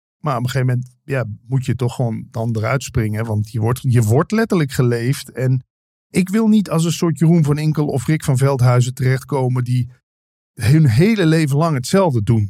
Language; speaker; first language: Dutch; native; Dutch